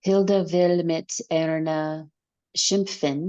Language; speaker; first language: German; non-native, learner; English